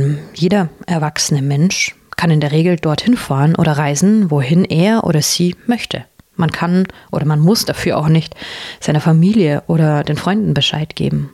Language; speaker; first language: German; native; German